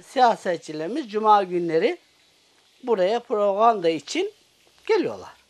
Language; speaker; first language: Turkish; native; Turkish